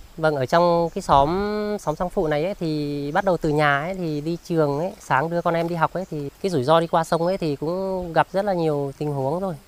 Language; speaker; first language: Vietnamese; non-native, local second language; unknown